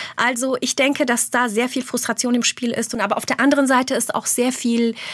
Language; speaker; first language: German; early bilingual, other home language; Albanian